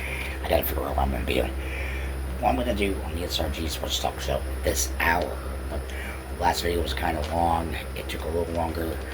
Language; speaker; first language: English; native; English